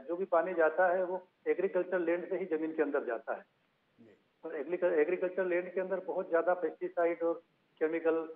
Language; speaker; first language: Hindi; native; Hindi